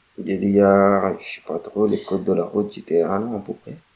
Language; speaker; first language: French; non-native, learner; Arabic